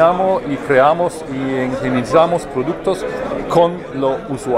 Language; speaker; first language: Spanish; non-native, learner; Italian